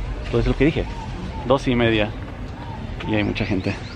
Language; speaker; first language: Spanish; early bilingual, heritage; Spanish